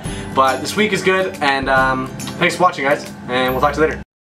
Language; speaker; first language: English; native; English